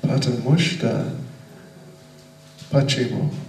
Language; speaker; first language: Russian; non-native, learner; English